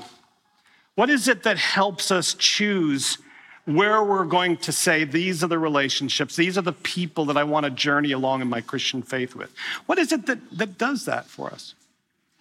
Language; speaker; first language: English; native; English